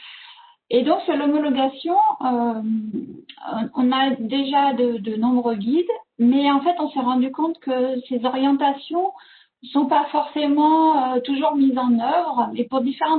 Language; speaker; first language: French; native; French